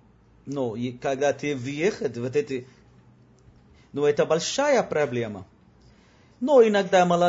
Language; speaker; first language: Russian; non-native, learner; Spanish